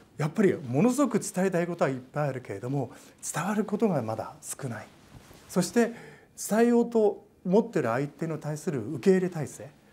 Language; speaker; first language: Japanese; native; Japanese